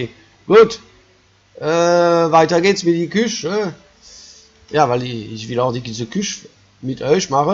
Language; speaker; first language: German; non-native, fluent; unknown